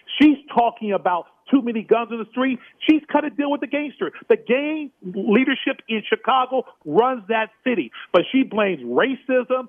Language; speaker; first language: English; native; English